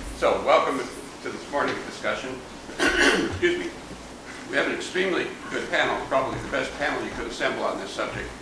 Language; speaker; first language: English; native; English